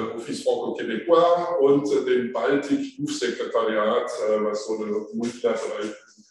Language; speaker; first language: German; early bilingual, other home language; French